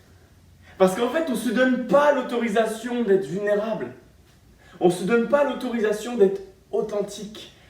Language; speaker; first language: French; native; French